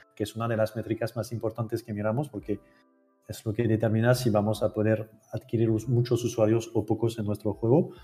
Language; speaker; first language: Spanish; non-native, fluent; French